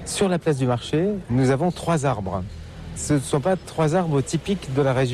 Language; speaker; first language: French; native; French